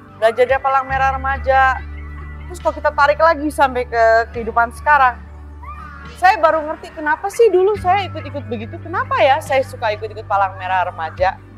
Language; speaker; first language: Indonesian; early bilingual, heritage; Indonesian